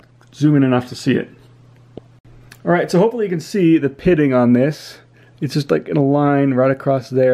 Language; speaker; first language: English; native; English